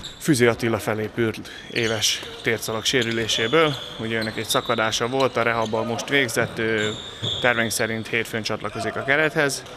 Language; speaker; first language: Hungarian; native; Hungarian